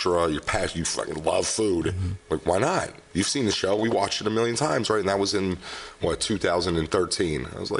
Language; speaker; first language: English; native; English